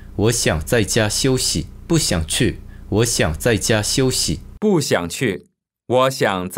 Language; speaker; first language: Chinese; non-native, fluent; Korean